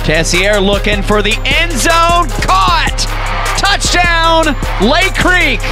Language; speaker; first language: English; native; English